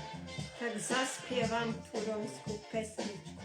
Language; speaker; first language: Slovak; non-native, local second language; Romany